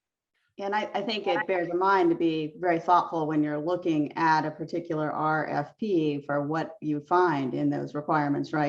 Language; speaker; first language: English; native; English